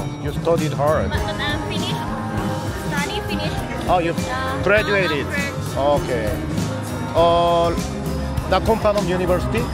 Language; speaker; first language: English; non-native, learner; Korean